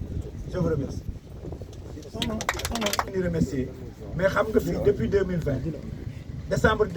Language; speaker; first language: French; non-native, local second language; Wolof